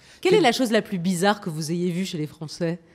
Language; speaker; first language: French; native; French